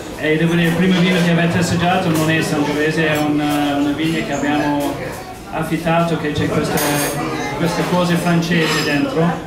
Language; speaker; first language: Italian; non-native, fluent; English